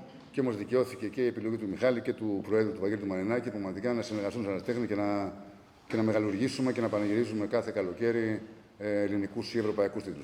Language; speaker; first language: Greek; native; Greek